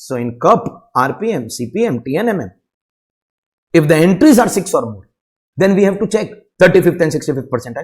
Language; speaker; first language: English; non-native, local second language; Hindi